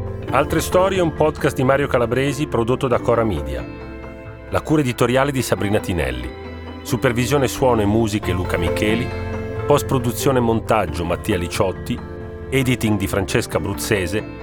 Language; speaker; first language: Italian; native; Italian